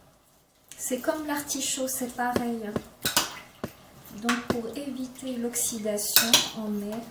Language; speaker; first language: French; non-native, local second language; Arabic